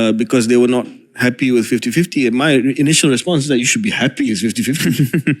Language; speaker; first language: English; non-native, local second language; Malay